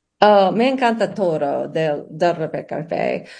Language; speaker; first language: Spanish; non-native, learner; English